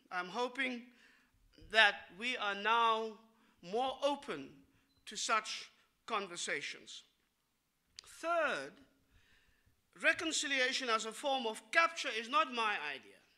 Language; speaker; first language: English; non-native, local second language; Afrikaans